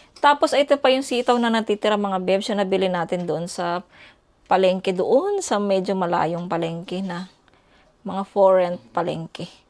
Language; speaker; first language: Filipino; native; Filipino